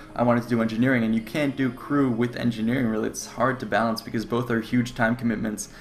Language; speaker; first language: English; native; English